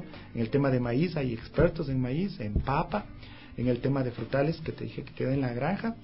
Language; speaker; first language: Spanish; native; Spanish